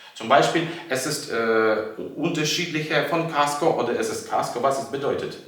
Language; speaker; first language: German; non-native, learner; Ukrainian